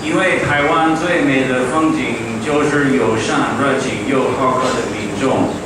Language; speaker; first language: Chinese; non-native, fluent; English